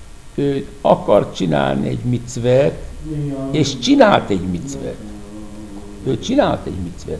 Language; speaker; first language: Hungarian; non-native, fluent; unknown